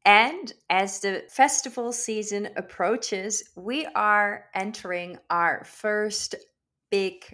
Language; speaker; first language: English; non-native, fluent; Dutch